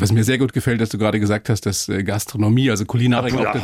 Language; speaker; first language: German; native; German